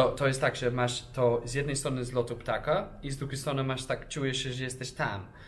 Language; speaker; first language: Polish; non-native, fluent; English